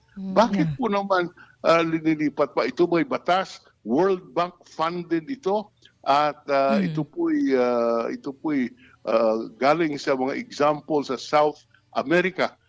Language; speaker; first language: Filipino; non-native, local second language; Hiligaynon